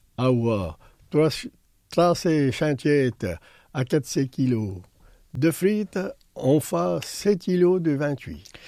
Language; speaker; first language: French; native; French